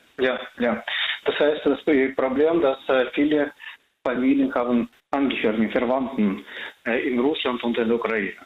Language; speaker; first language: German; non-native, fluent; Russian